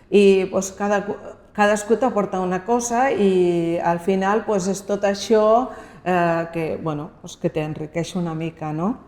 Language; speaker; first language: Catalan; non-native, local second language; Spanish